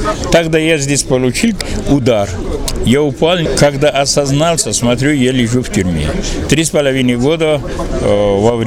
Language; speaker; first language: Russian; non-native, fluent; Pashto